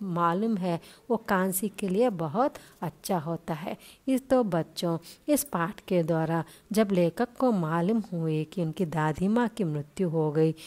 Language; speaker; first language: Hindi; non-native, local second language; Telugu